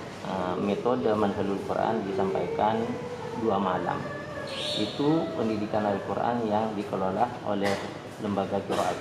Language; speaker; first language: Indonesian; native; Indonesian